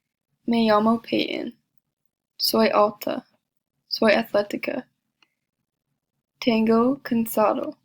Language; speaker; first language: Spanish; non-native, learner; English